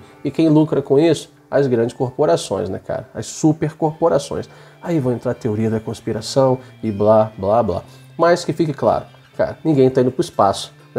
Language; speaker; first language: Portuguese; native; Portuguese